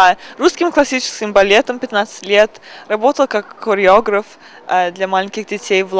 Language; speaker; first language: Russian; early bilingual, other home language; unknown